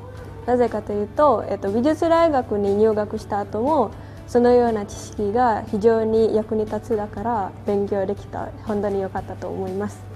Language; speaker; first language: Japanese; non-native, fluent; Indonesian